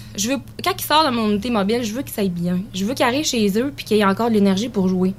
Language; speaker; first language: French; native; French